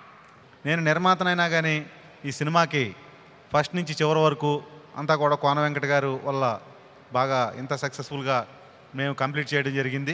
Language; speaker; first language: Telugu; native; Telugu